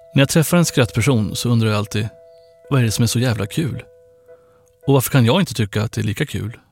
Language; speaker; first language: Swedish; native; Swedish